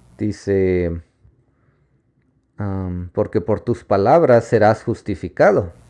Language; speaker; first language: Spanish; native; Spanish